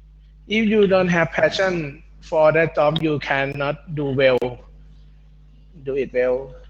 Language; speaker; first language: English; non-native, learner; Thai